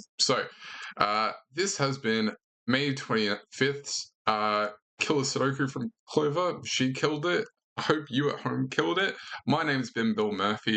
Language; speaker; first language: English; native; English